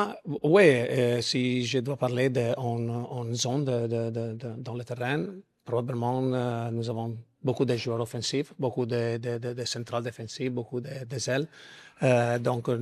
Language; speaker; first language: French; non-native, fluent; Italian